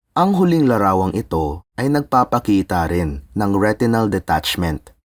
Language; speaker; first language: Filipino; native; Filipino